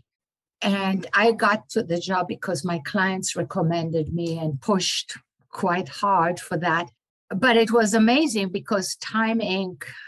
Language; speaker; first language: English; non-native, fluent; Hebrew